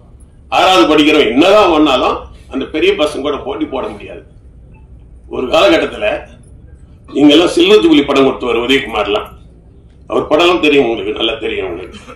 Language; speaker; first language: Tamil; native; Tamil